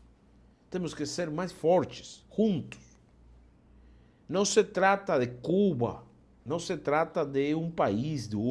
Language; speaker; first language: Portuguese; non-native, fluent; Spanish